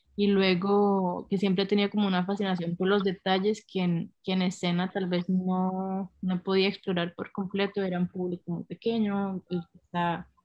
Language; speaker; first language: Spanish; native; Spanish